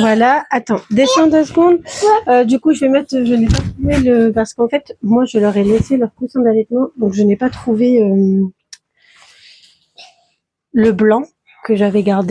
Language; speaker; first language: French; native; French